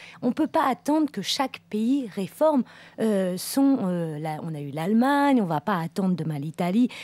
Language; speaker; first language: French; native; French